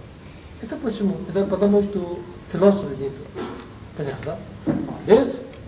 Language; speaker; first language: Russian; non-native, learner; Tibetan